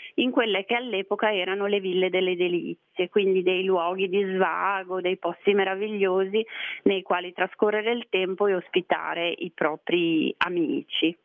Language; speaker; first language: Italian; native; Italian